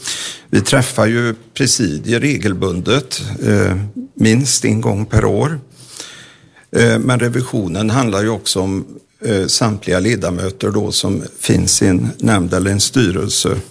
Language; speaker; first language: Swedish; native; Swedish